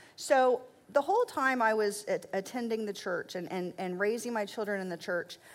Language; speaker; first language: English; native; English